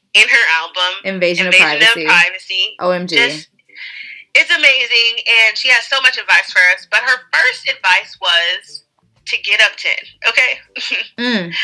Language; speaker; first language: English; early bilingual, other home language; Wolof